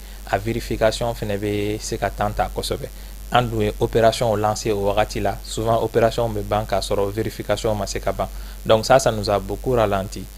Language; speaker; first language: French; non-native, local second language; Bambara